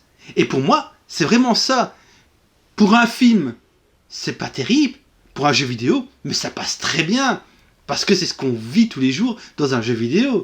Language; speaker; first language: French; native; French